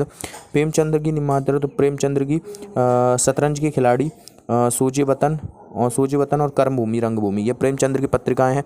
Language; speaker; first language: Hindi; native; Hindi